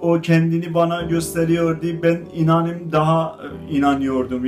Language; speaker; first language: Turkish; non-native, learner; Azerbaijani